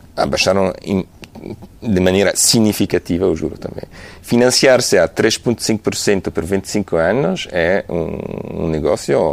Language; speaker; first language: Portuguese; non-native, fluent; Italian